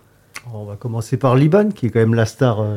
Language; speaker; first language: French; native; French